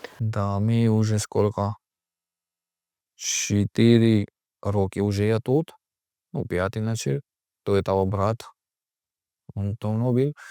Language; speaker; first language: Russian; non-native, learner; Georgian